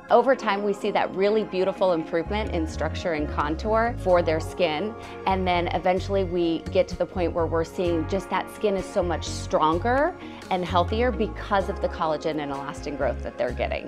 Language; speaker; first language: English; native; English